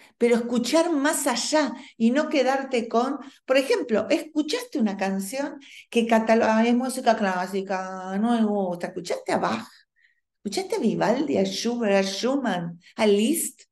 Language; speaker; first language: Spanish; native; Spanish